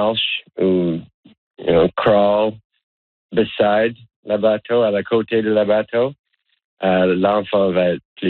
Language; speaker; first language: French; non-native, learner; English